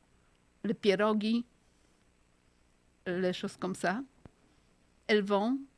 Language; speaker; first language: French; non-native, fluent; Polish